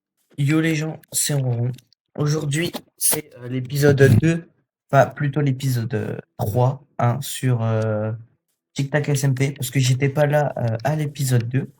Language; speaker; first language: French; native; French